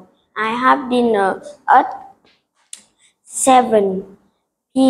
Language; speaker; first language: English; non-native, learner; Vietnamese